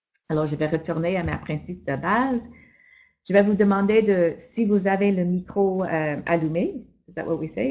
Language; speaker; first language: French; non-native, fluent; English